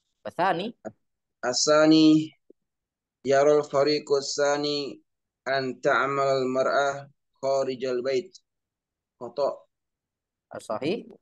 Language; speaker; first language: Arabic; non-native, learner; Indonesian